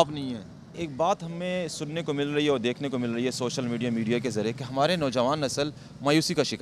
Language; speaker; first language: Urdu; native; Urdu